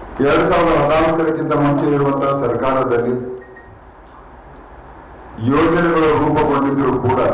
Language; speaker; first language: Kannada; native; Kannada